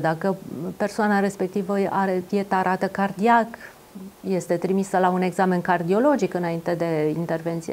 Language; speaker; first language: Romanian; native; Romanian